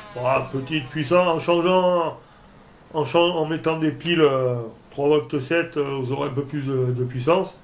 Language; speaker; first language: French; native; French